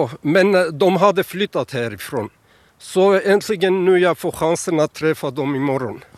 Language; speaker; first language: Swedish; non-native, fluent; Armenian